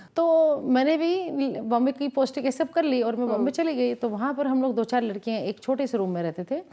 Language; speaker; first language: Hindi; non-native, local second language; Kashmiri